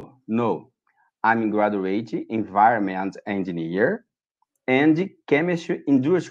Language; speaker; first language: English; non-native, learner; Portuguese